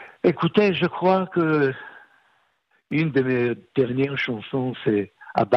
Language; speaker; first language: French; non-native, fluent; Hebrew